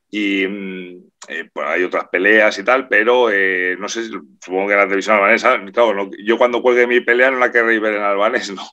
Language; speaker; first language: Spanish; native; Spanish